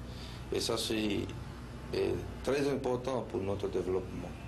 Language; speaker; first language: French; non-native, fluent; Spanish